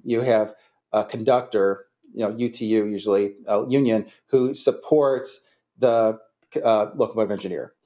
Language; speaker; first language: English; native; English